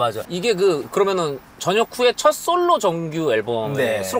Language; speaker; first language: Korean; native; Korean